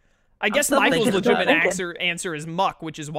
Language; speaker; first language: English; native; English